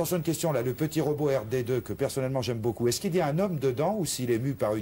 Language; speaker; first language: French; native; French